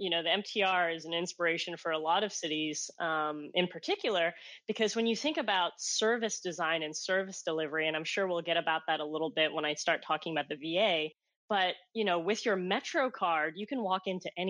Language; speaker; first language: English; non-native, local second language; Cantonese